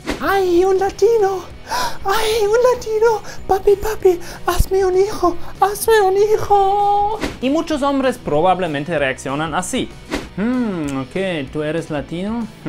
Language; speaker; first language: Spanish; non-native, fluent; German